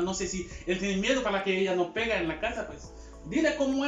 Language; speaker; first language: Spanish; non-native, learner; Haitian Creole